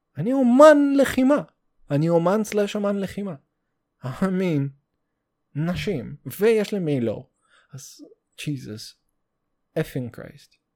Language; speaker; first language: Hebrew; native; Hebrew